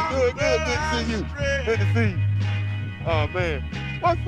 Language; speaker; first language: English; native; English